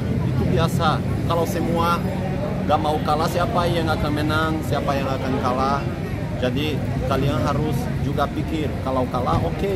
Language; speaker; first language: Indonesian; non-native, fluent; Portuguese